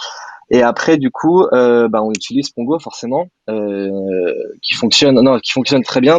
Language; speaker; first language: French; native; French